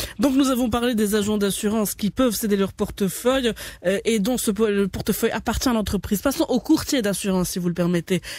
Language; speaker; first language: French; non-native, local second language; Arabic